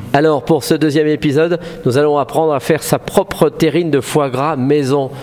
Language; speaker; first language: French; native; French